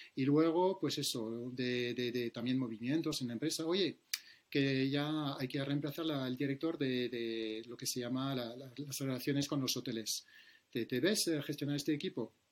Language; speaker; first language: Spanish; non-native, fluent; French